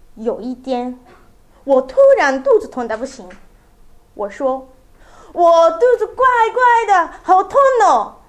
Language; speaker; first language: Chinese; non-native, learner; Japanese